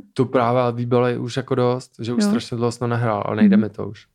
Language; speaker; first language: Czech; native; Czech